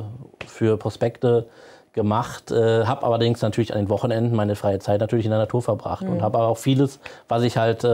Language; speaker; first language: German; native; German